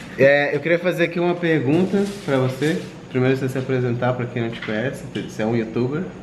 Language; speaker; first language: Portuguese; native; Portuguese